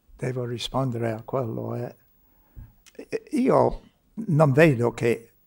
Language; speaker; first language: Italian; non-native, fluent; English